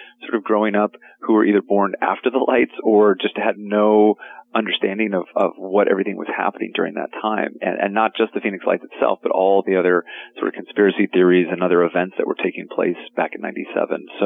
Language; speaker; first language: English; native; English